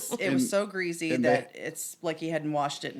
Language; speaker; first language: English; native; English